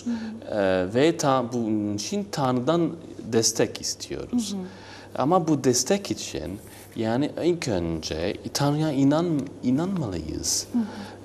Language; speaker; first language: Turkish; non-native, learner; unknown